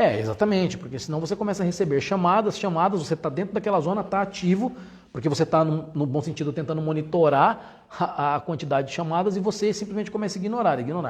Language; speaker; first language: Portuguese; native; Portuguese